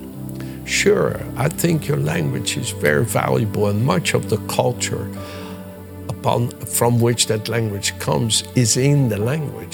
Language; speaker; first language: English; non-native, fluent; Dutch